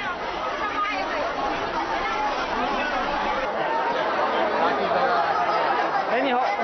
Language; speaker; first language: Chinese; non-native, fluent; French